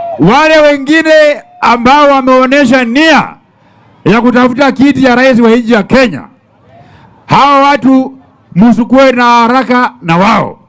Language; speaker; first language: Swahili; non-native, local second language; Luyia